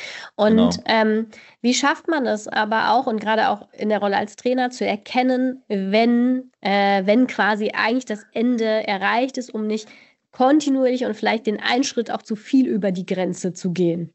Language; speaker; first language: German; native; German